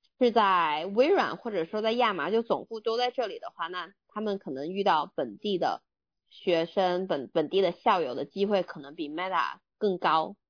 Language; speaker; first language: Chinese; native; Chinese